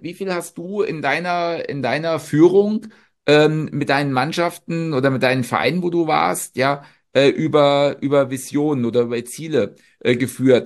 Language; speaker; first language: German; native; German